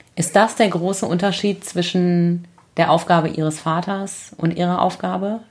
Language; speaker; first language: German; native; German